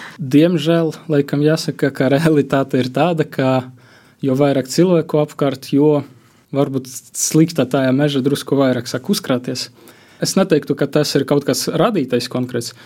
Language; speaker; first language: Latvian; non-native, local second language; Russian